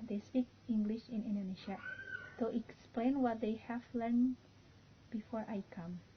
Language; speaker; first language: English; non-native, learner; Indonesian